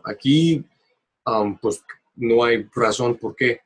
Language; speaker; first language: Spanish; early bilingual, heritage; Spanish